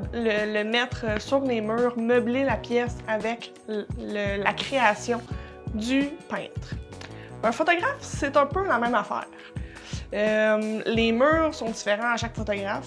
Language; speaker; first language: French; native; French